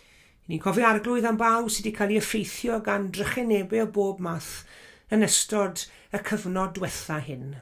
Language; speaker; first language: Welsh; native; Welsh